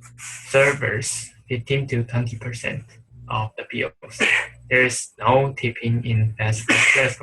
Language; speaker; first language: English; non-native, learner; Chinese